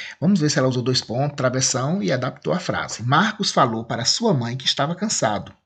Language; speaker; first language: Portuguese; native; Portuguese